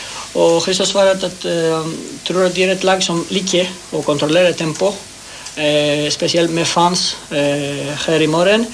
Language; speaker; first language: Norwegian; non-native, learner; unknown